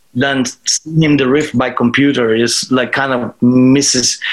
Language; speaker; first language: English; non-native, fluent; Portuguese